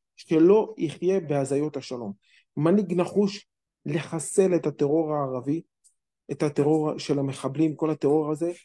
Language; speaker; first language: Hebrew; native; Hebrew